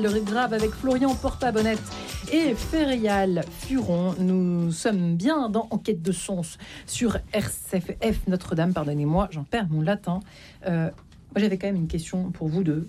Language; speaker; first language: French; native; French